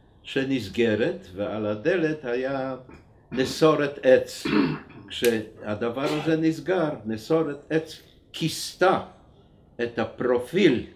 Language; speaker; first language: Hebrew; non-native, fluent; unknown